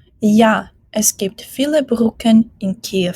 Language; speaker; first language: German; non-native, fluent; Ukrainian